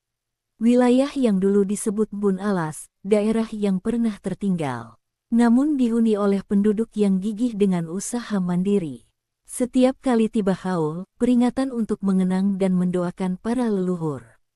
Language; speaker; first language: Indonesian; native; Indonesian